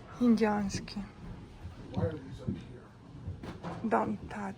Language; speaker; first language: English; non-native, learner; Ukrainian